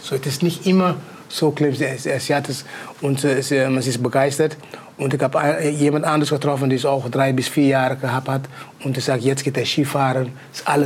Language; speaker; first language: German; non-native, fluent; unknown